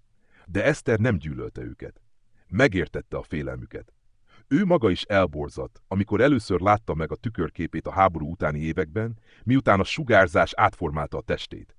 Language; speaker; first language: Hungarian; native; Hungarian